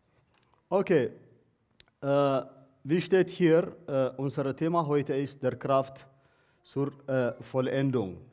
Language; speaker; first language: German; non-native, learner; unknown